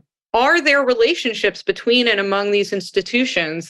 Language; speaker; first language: English; native; English